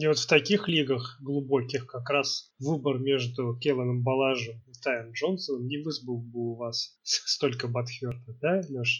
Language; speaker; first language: Russian; native; Russian